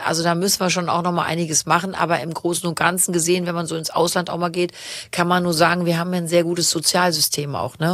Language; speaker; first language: German; native; German